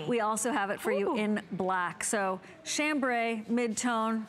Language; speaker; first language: English; native; English